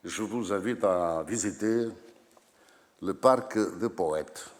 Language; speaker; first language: French; non-native, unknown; Portuguese